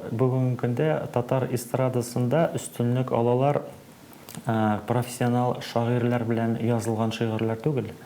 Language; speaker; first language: Tatar; native; Tatar